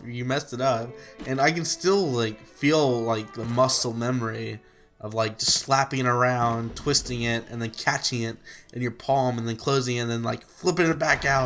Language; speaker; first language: English; native; English